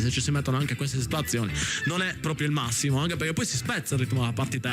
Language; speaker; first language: Italian; native; Italian